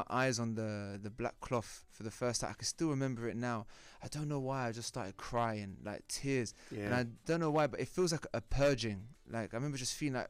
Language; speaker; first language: English; native; English